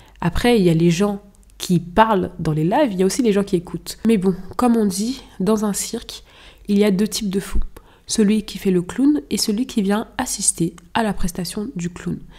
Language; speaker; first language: French; non-native, local second language; Lingala